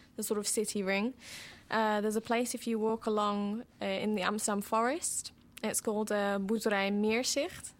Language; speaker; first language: English; native; English